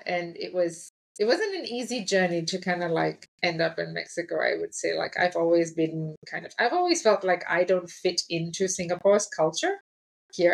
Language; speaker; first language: English; native; English